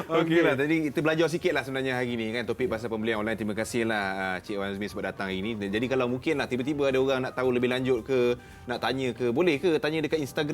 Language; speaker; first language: Malay; native; Malay